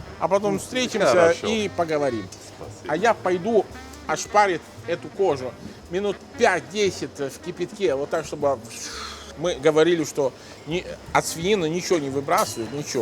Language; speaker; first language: Russian; non-native, fluent; Italian